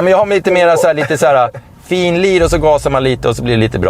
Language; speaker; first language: Swedish; native; Swedish